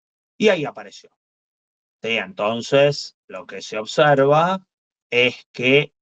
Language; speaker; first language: Spanish; native; Spanish